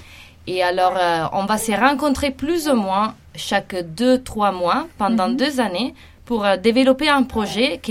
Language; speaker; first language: French; non-native, fluent; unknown